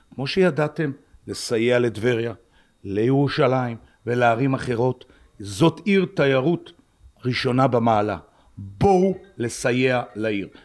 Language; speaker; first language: Hebrew; native; Hebrew